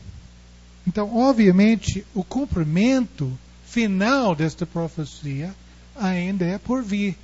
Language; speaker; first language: Portuguese; non-native, fluent; English